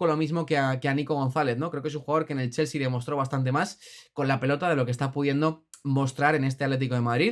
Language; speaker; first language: Spanish; native; Spanish